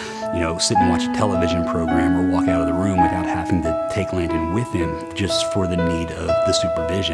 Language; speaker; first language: English; native; English